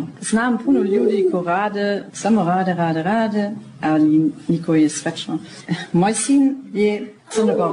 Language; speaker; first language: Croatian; non-native, learner; German